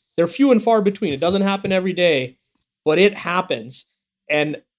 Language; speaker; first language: English; native; English